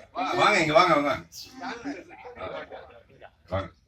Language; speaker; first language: Tamil; native; Tamil